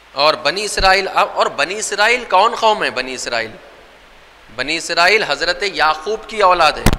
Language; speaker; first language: Urdu; native; Urdu